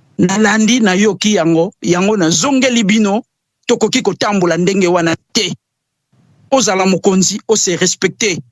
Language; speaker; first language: Lingala; non-native, local second language; Kongo